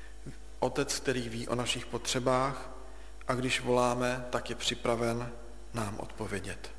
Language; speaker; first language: Czech; native; Czech